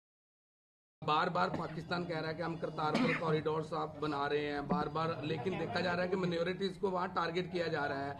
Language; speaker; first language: Hindi; native; Hindi